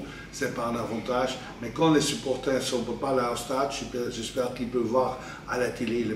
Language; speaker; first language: French; non-native, fluent; Dutch